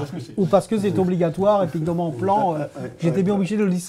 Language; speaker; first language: French; native; French